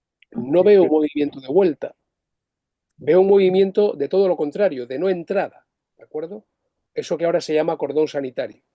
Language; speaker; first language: Spanish; native; Spanish